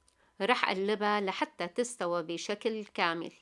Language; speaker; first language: Arabic; native; Arabic